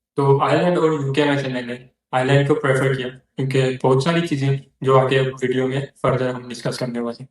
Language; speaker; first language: Urdu; non-native, local second language; Northern Hindko